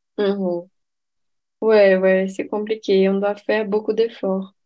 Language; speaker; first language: French; non-native, fluent; Portuguese